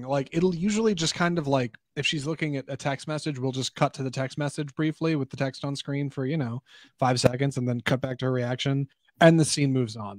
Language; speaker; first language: English; native; English